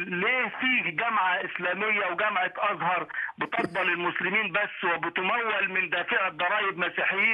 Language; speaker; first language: Arabic; native; Arabic